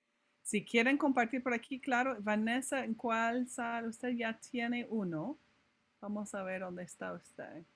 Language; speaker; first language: Spanish; non-native, fluent; English